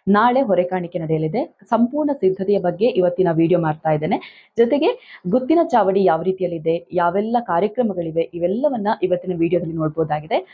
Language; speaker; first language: Kannada; native; Kannada